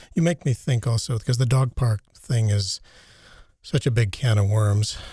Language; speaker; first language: English; native; English